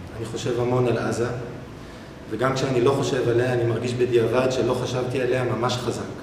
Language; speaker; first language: Hebrew; native; Hebrew